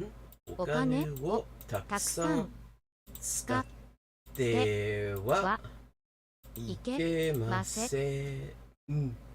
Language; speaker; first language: Japanese; non-native, learner; English